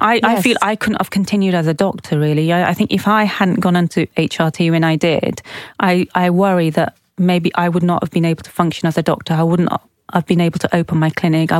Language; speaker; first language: English; native; English